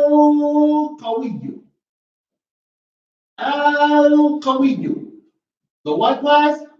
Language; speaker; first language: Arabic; non-native, fluent; English